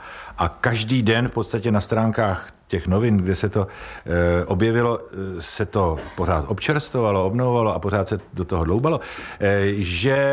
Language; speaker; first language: Czech; native; Czech